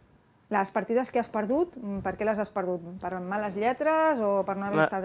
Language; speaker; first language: Catalan; native; Catalan